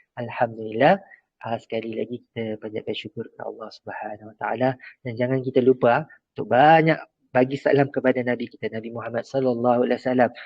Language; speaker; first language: Malay; native; Malay